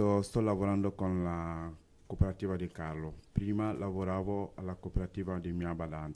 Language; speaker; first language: Italian; non-native, learner; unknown